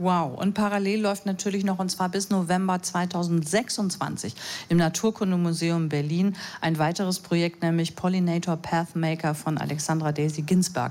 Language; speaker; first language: German; native; German